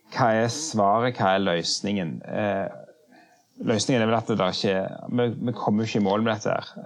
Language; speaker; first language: Norwegian; native; Norwegian